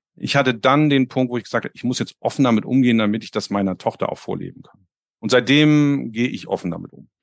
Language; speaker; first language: German; native; German